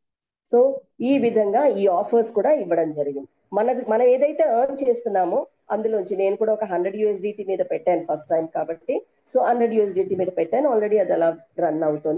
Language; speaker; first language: Telugu; native; Telugu